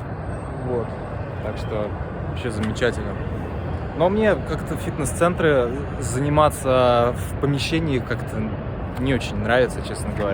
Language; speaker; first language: Russian; native; Russian